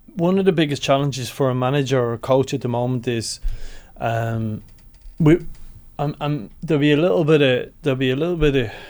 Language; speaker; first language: English; native; English